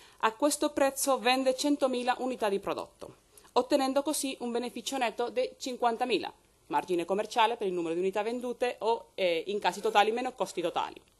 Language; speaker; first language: Italian; non-native, fluent; Spanish